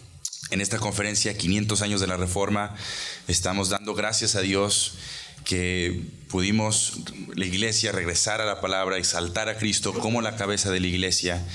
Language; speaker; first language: Spanish; native; Spanish